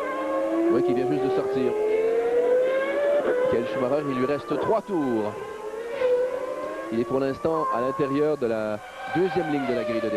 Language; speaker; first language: French; native; French